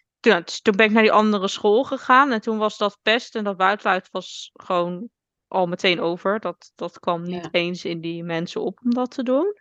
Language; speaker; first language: Dutch; native; Dutch